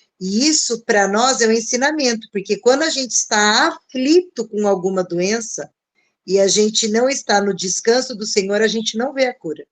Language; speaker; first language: Portuguese; native; Portuguese